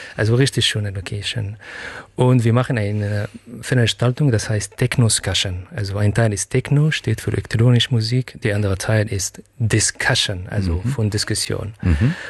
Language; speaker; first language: German; non-native, fluent; Arabic